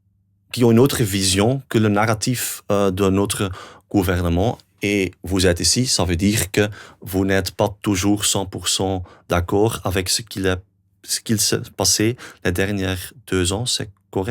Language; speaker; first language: French; non-native, local second language; Dutch